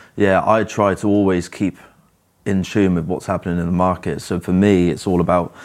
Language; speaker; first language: English; native; English